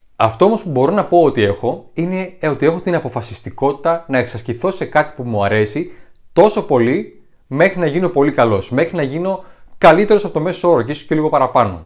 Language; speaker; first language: Greek; native; Greek